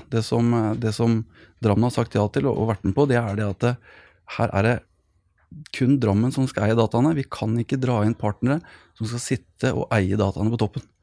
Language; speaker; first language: Norwegian; native; Norwegian